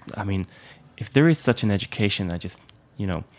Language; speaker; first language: English; non-native, fluent; Swedish